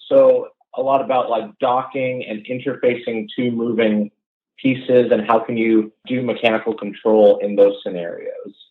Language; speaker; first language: English; native; English